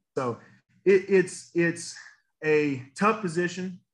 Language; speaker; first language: English; native; English